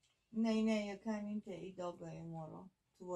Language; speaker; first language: Swedish; non-native, learner; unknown